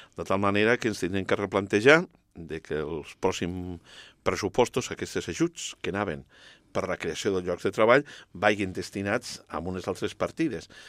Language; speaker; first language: Catalan; non-native, local second language; Spanish